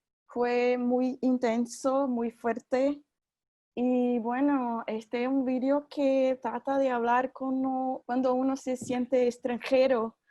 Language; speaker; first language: Spanish; non-native, fluent; Portuguese